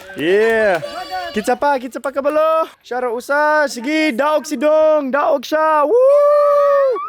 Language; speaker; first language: Cebuano; non-native, learner; English